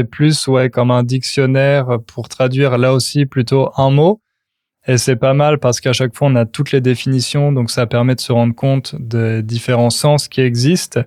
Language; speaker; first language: French; native; French